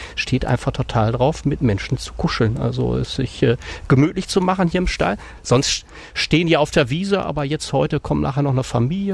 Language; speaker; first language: German; native; German